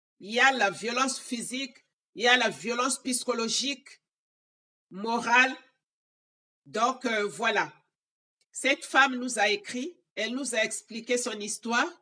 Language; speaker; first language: French; non-native, local second language; Lingala